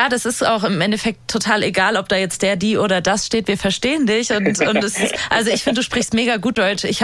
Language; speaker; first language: German; native; German